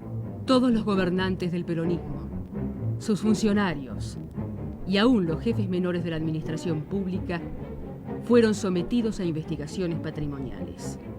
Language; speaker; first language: Spanish; native; Spanish